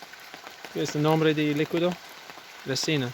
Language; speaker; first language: Spanish; non-native, learner; English